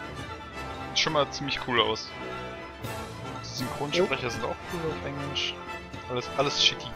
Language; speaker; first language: German; native; German